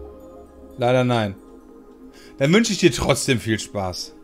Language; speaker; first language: German; native; German